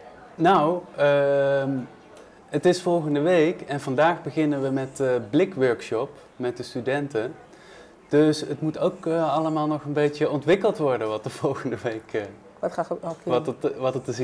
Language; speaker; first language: Dutch; native; Dutch